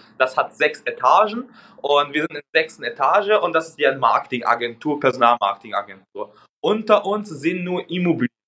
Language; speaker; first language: German; non-native, fluent; Hungarian